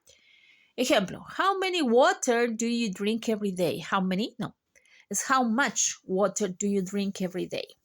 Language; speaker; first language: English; non-native, fluent; Spanish